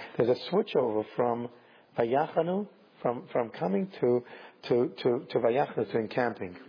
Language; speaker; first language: English; native; English